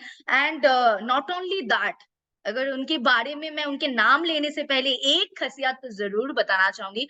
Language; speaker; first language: Hindi; native; Hindi